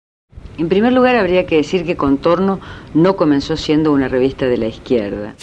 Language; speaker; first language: Spanish; native; Spanish